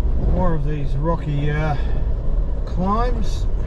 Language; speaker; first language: English; native; English